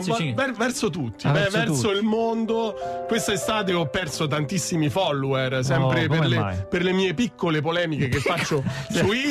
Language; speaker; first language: Italian; native; Italian